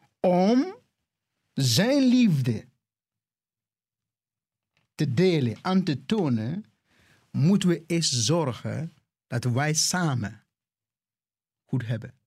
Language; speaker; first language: Dutch; non-native, fluent; English